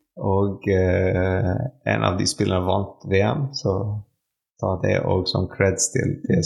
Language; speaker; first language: Norwegian; non-native, fluent; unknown